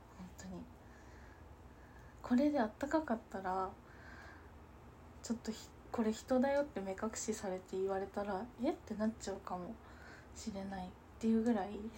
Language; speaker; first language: Japanese; native; Japanese